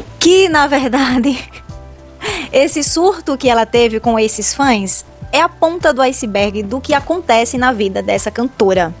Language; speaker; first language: Portuguese; native; Portuguese